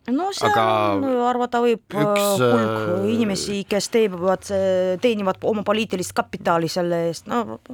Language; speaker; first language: Estonian; non-native, local second language; Russian